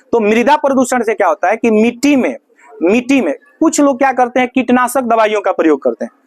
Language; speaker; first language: Hindi; native; Hindi